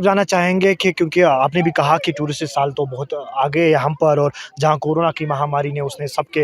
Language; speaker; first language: Hindi; non-native, local second language; Kashmiri